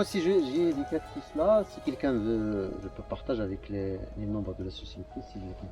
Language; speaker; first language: French; non-native, learner; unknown